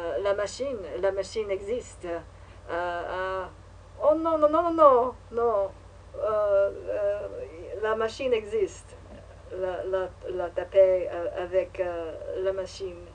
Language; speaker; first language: French; non-native, learner; English